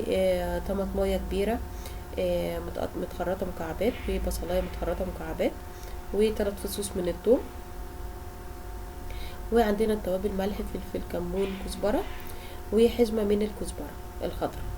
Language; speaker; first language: Arabic; native; Arabic